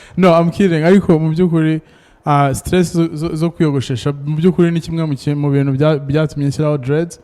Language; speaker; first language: Kinyarwanda; native; Kinyarwanda